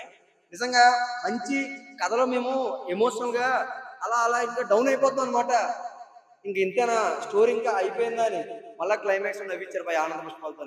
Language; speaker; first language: Telugu; native; Telugu